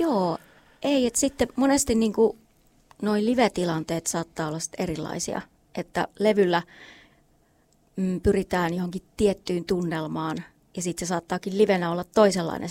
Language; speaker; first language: Finnish; native; Finnish